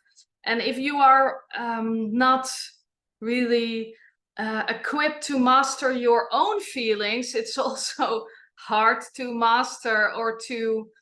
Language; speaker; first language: English; non-native, fluent; Dutch